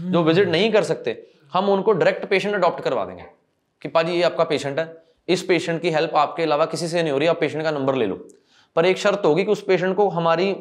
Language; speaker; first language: Hindi; non-native, local second language; Punjabi